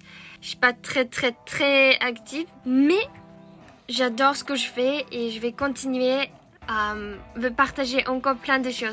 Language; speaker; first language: French; non-native, fluent; Japanese